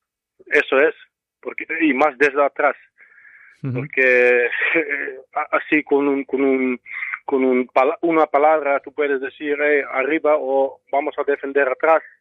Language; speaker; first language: Spanish; non-native, fluent; Dutch